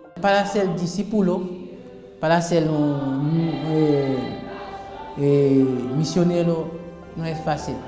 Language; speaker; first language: Spanish; non-native, learner; Haitian Creole